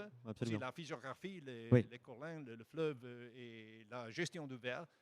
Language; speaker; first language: French; non-native, fluent; Italian